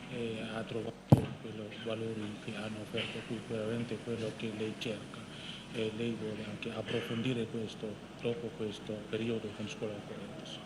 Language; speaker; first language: Italian; non-native, learner; Indonesian